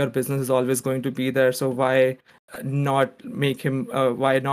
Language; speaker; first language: English; non-native, local second language; Gujarati